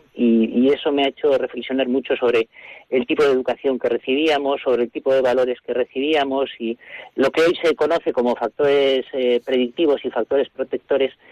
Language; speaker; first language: Spanish; native; Spanish